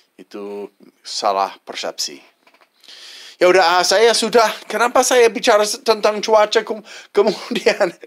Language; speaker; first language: Indonesian; non-native, fluent; English